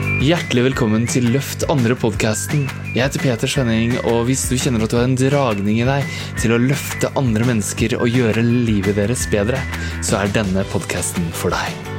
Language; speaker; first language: Norwegian; native; Norwegian